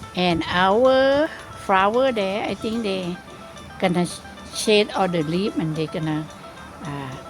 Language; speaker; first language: English; non-native, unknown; Thai